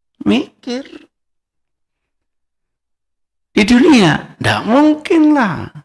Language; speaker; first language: Indonesian; non-native, local second language; Javanese